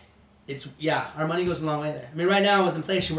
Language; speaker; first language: English; non-native, fluent; Swedish